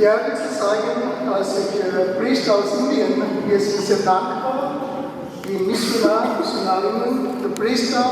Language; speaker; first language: German; non-native, learner; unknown